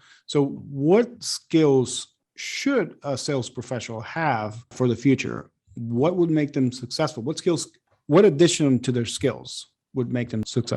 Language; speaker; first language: English; native; English